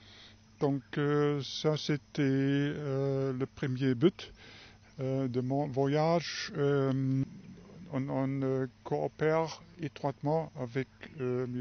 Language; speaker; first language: French; non-native, fluent; German